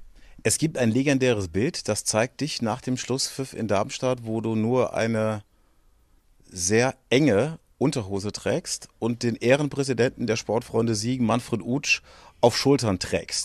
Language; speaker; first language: German; native; German